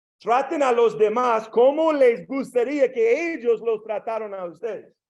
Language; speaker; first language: Spanish; non-native, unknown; English